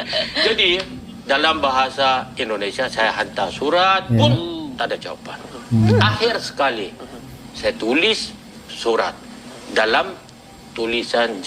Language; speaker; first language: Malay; non-native, fluent; Korean